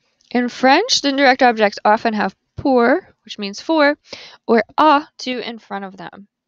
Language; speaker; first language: English; native; English